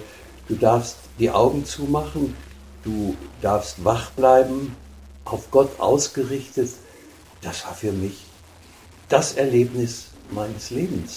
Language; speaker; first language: German; native; German